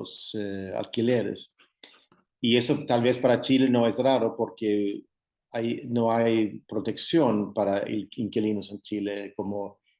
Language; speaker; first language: Spanish; non-native, fluent; Swedish